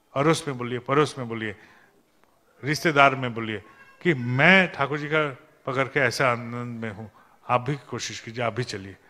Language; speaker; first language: Hindi; non-native, local second language; Bangla